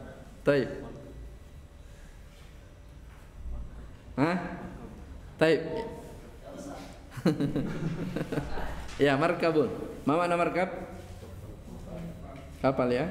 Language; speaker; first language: Arabic; non-native, fluent; Indonesian